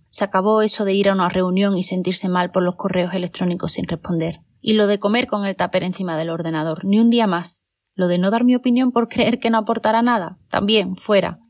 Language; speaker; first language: Spanish; native; Spanish